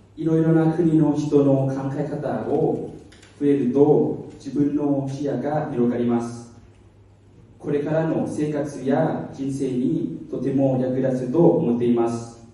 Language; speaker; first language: Japanese; non-native, learner; Hmong